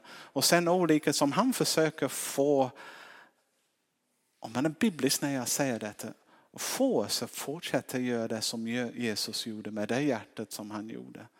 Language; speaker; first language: Swedish; non-native, fluent; English